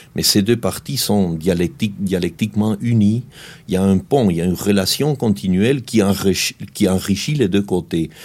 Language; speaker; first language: French; non-native, fluent; Spanish